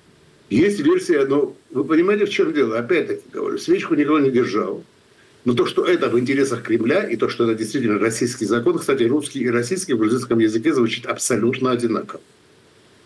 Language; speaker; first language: Russian; non-native, fluent; Georgian